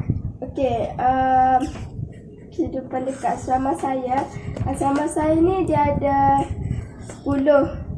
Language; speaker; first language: Malay; native; Malay